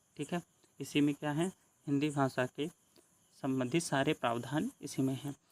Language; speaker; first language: Hindi; native; Hindi